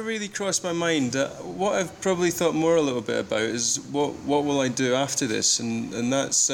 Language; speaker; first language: English; native; English